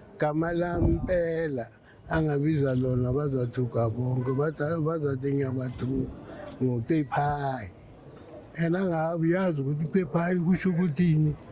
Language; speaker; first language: Zulu; non-native, local second language; Tsonga